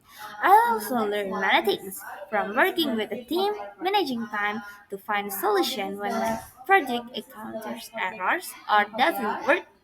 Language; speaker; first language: English; non-native, learner; Indonesian